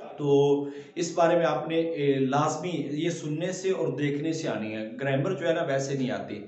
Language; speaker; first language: Urdu; non-native, local second language; Punjabi